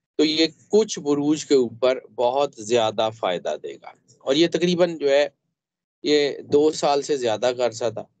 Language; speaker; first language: Urdu; native; Urdu